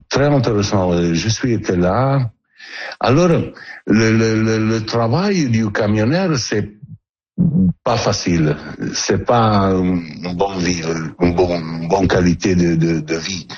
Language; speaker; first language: French; non-native, learner; Italian